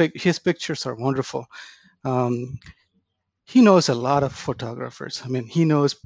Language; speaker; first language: English; non-native, local second language; Tamil